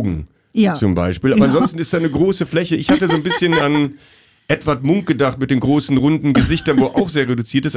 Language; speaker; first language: German; native; German